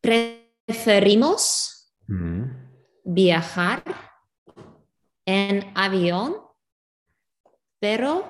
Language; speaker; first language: Spanish; non-native, learner; English